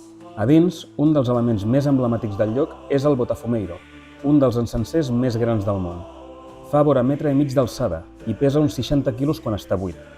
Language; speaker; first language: Catalan; native; Catalan